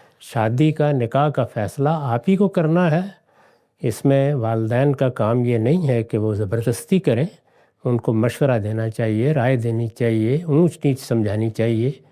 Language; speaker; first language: Urdu; non-native, local second language; Punjabi